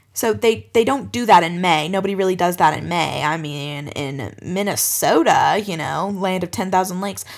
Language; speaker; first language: English; native; English